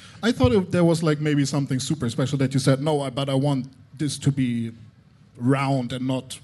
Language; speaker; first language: English; non-native, fluent; German